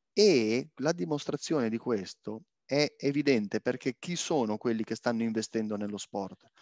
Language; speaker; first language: Italian; native; Italian